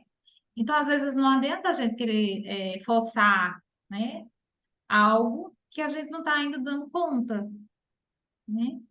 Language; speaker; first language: Portuguese; native; Portuguese